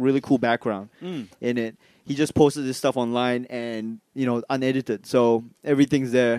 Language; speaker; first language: English; non-native, local second language; Chinese